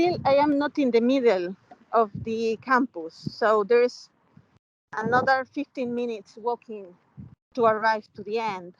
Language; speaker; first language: English; non-native, fluent; Spanish